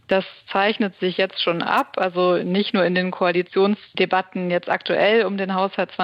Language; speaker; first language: German; native; German